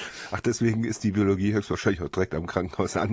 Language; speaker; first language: German; native; German